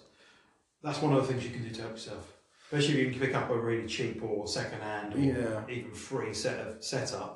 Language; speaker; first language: English; native; English